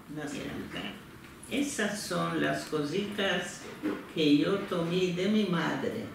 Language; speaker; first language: Spanish; early bilingual, heritage; Turkish